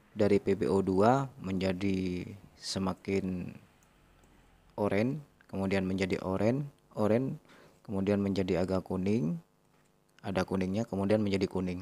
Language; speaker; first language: Indonesian; non-native, local second language; Madurese